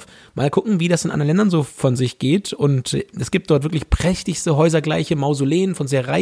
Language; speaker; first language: German; native; German